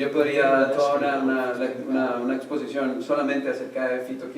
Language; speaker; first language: Spanish; native; Spanish